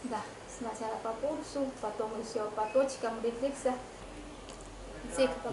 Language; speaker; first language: Russian; non-native, learner; Chinese